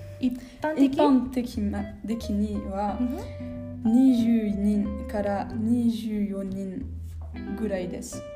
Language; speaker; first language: Japanese; non-native, learner; French